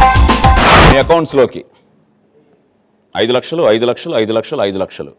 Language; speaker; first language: Telugu; native; Telugu